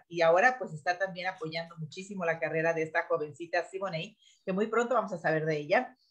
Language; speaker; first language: Spanish; native; Spanish